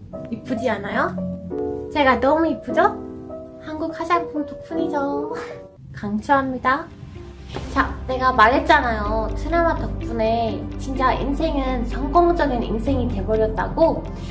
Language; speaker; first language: Korean; non-native, fluent; Persian